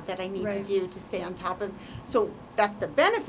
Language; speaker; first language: English; native; English